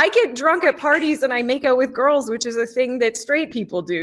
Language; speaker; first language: English; native; English